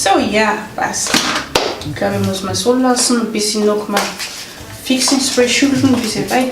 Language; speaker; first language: German; non-native, fluent; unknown